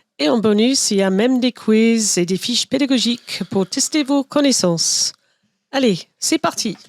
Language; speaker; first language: French; non-native, fluent; English